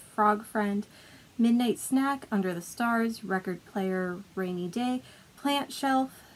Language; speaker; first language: English; native; English